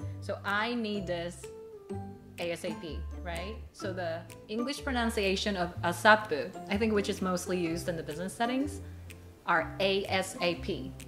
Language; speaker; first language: English; non-native, fluent; Japanese